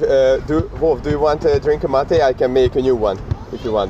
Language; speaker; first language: English; non-native, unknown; Hungarian